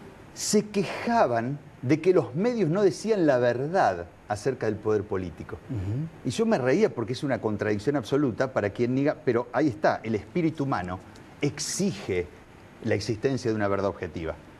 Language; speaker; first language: Spanish; native; Spanish